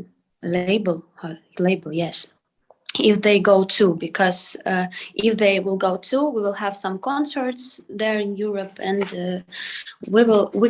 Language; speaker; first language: English; non-native, learner; Ukrainian